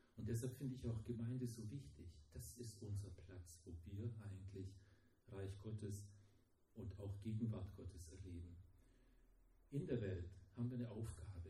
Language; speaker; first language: German; early bilingual, heritage; German